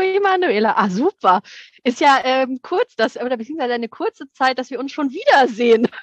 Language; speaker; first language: German; native; German